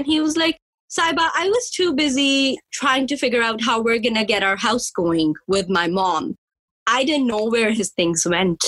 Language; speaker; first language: English; early bilingual, other home language; Punjabi